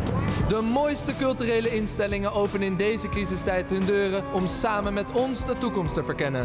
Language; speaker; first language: Dutch; native; Dutch